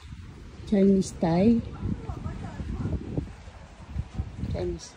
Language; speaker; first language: English; non-native, learner; Filipino